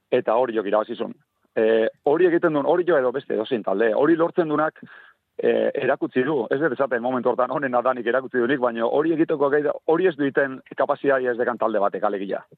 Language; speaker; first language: Basque; native; Basque